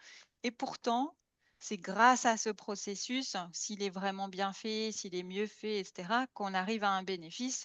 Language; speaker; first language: French; native; French